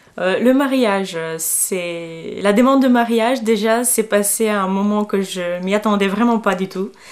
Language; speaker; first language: French; non-native, fluent; Macedonian